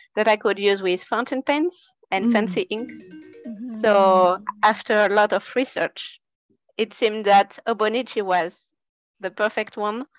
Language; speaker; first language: English; non-native, fluent; French